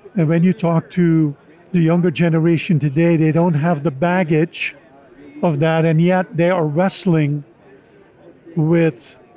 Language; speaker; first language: English; non-native, fluent; Dutch